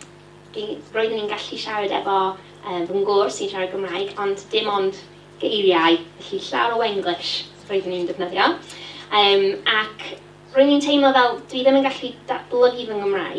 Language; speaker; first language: Welsh; non-native, learner; English